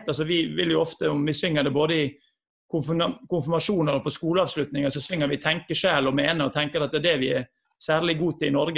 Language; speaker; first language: Norwegian; native; Norwegian